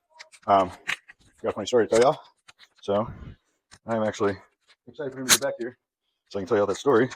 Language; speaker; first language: English; native; English